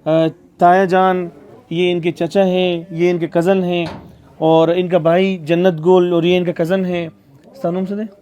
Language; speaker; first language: Hindi; non-native, local second language; Pashto